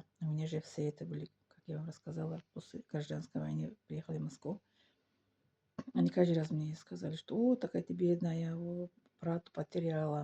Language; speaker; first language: Russian; non-native, local second language; Tajik